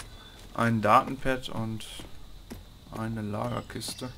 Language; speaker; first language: German; native; German